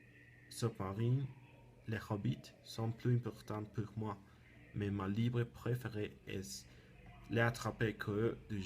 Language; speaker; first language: French; non-native, learner; Spanish